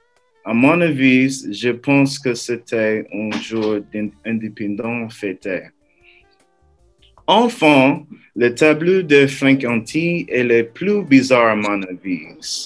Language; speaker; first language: French; non-native, learner; English